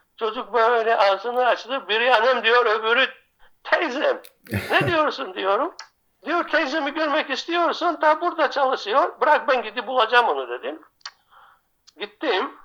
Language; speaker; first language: Turkish; non-native, local second language; Greek